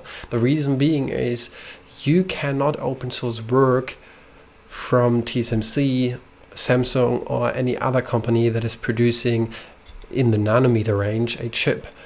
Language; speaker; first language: English; non-native, fluent; German